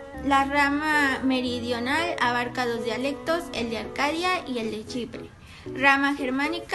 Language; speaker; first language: Spanish; native; Spanish